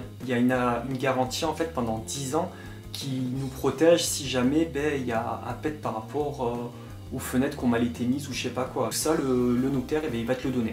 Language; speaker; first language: French; native; French